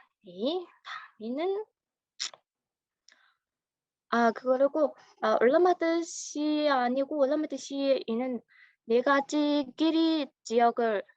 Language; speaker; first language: Korean; non-native, learner; Mongolian